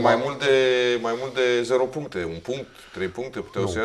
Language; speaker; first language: Romanian; native; Romanian